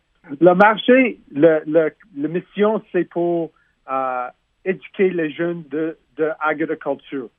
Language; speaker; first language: French; non-native, learner; English